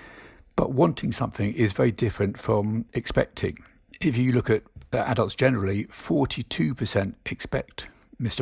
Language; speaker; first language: English; native; English